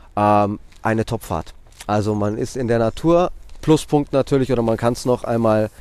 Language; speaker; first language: German; non-native, fluent; Greek